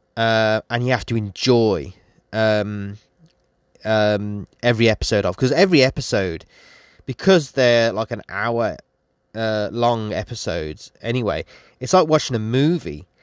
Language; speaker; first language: English; native; English